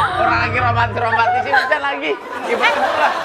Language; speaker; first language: Indonesian; native; Indonesian